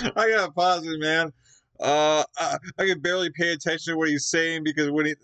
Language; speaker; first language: English; native; English